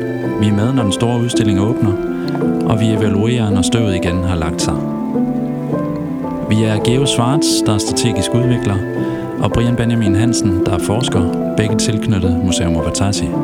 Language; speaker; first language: Danish; native; Danish